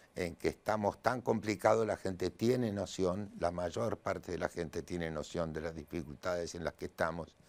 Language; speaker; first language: Spanish; native; Spanish